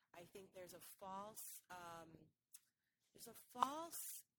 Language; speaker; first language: English; native; English